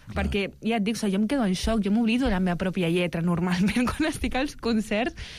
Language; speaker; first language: Catalan; early bilingual, other home language; Arabic